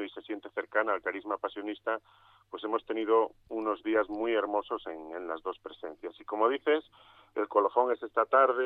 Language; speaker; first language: Spanish; native; Spanish